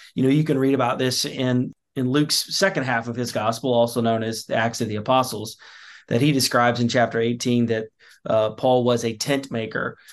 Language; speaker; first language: English; native; English